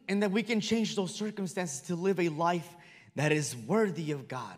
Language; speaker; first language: English; non-native, fluent; Spanish